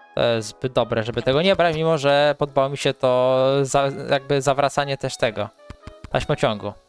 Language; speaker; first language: Polish; native; Polish